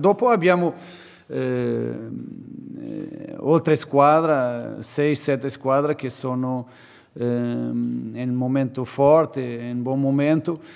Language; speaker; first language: Italian; non-native, learner; Portuguese